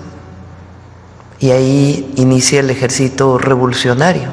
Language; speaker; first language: Spanish; native; Spanish